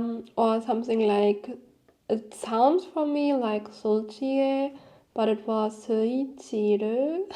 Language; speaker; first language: English; non-native, fluent; German